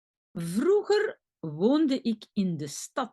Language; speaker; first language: Dutch; non-native, local second language; French